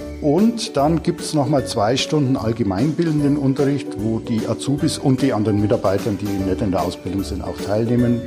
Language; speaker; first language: German; native; German